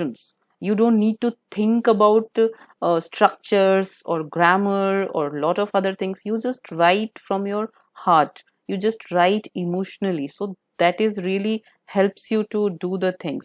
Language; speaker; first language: English; non-native, local second language; Hindi